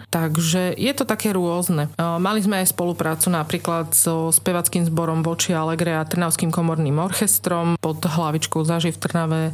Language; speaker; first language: Slovak; native; Slovak